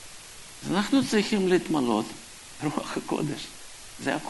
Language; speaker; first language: Hebrew; non-native, fluent; Russian